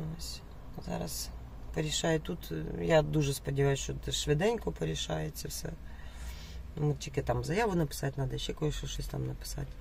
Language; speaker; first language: Ukrainian; non-native, local second language; Russian